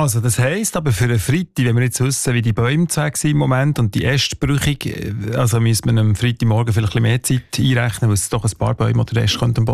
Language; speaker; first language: German; native; German